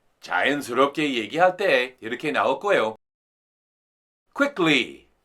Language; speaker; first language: Korean; non-native, fluent; English